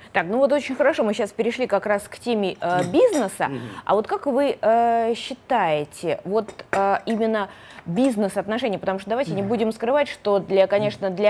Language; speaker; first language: Russian; native; Russian